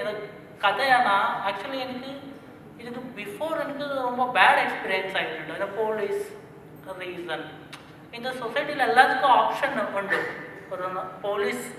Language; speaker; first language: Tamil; non-native, learner; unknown